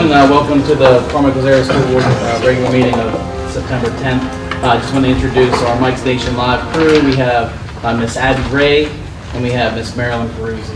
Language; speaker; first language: English; native; English